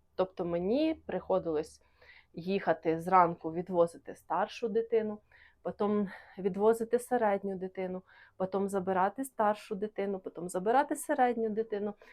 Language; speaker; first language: Ukrainian; non-native, local second language; Russian